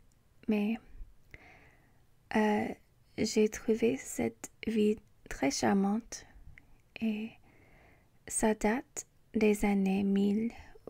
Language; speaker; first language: French; non-native, learner; English